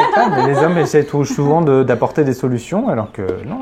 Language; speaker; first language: French; native; French